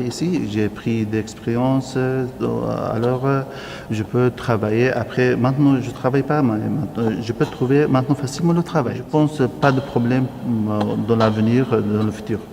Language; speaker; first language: French; non-native, learner; Arabic